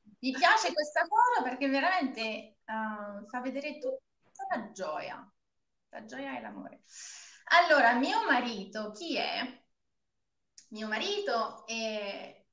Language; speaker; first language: Italian; non-native, fluent; French